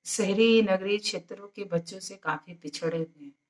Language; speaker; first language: Hindi; native; Hindi